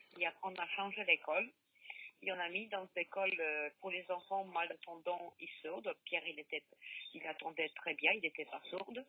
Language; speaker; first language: French; non-native, learner; Polish